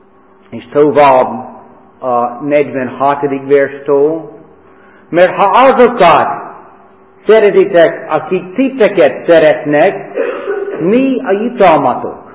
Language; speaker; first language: Hungarian; non-native, fluent; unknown